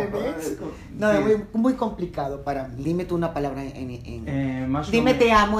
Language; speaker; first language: Spanish; native; Spanish